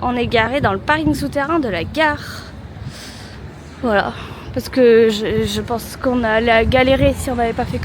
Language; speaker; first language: French; native; French